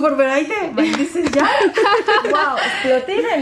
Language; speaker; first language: German; non-native, learner; Spanish